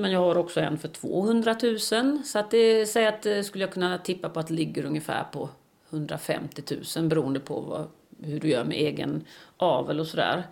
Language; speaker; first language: Swedish; native; Swedish